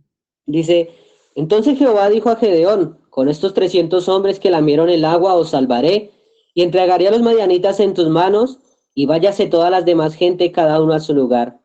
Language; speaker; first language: Spanish; native; Spanish